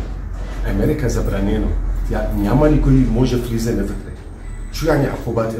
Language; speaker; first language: Bulgarian; non-native, learner; Arabic